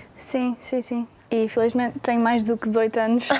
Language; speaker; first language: Portuguese; non-native, fluent; English